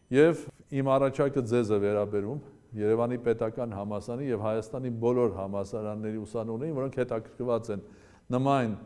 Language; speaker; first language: Armenian; native; Armenian